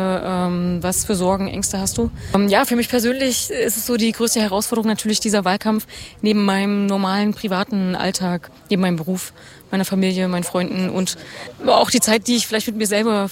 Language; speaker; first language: German; native; German